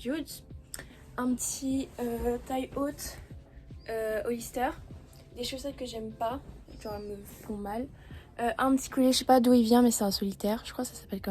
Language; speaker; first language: French; native; French